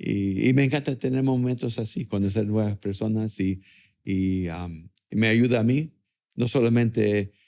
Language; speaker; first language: Spanish; early bilingual, other home language; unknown